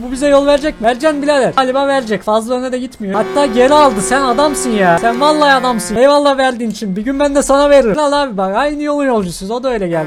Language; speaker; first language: Turkish; native; Turkish